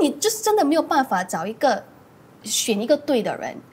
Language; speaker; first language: Chinese; native; Chinese